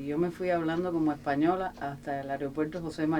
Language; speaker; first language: Spanish; native; Spanish